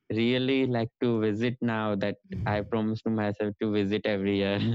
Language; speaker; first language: English; non-native, local second language; Gujarati